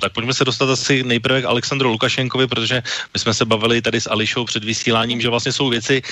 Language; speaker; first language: Czech; native; Czech